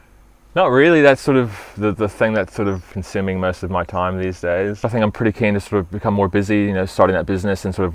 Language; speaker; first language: English; early bilingual, other home language; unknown